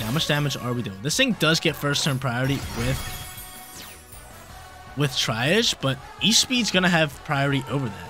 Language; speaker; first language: English; native; English